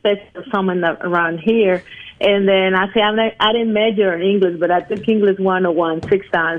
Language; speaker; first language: English; non-native, fluent; Spanish